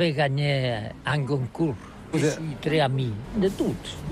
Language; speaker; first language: French; non-native, learner; Catalan